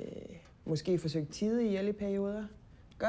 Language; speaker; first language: Danish; native; Danish